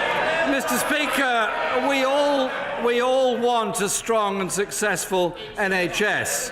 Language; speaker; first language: English; native; English